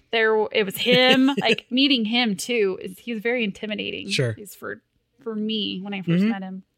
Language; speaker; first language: English; native; English